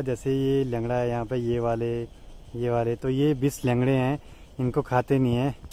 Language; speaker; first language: Hindi; native; Hindi